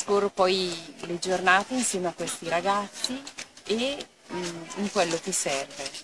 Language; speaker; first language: Italian; native; Italian